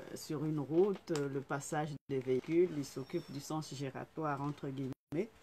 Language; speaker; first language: French; non-native, fluent; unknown